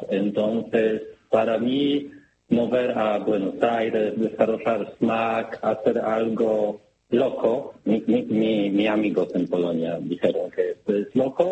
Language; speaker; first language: Spanish; non-native, learner; Polish